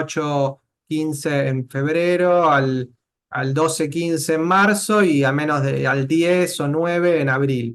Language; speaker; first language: Spanish; native; Spanish